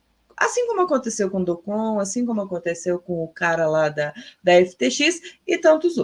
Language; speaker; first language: Portuguese; native; Portuguese